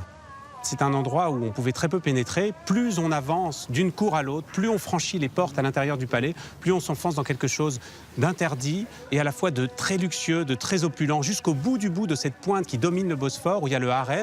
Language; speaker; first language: French; native; French